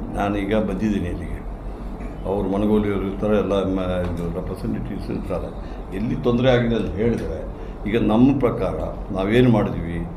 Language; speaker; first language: Kannada; non-native, local second language; Malayalam